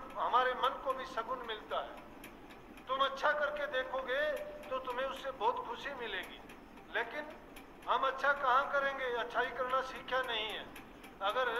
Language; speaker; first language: Hindi; native; Hindi